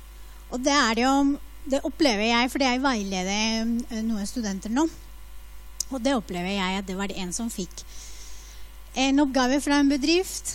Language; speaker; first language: Norwegian; non-native, fluent; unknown